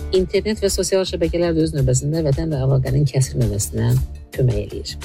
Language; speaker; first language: Azerbaijani; native; Azerbaijani